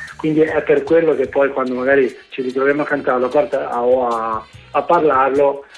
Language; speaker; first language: Italian; native; Italian